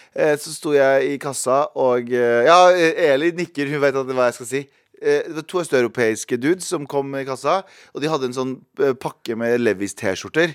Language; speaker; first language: Norwegian; early bilingual, other home language; Kurdish